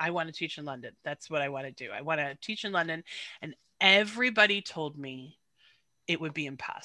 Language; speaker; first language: English; native; English